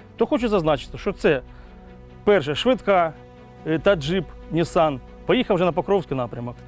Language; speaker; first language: Ukrainian; native; Ukrainian